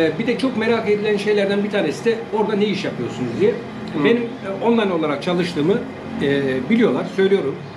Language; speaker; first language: Turkish; native; Turkish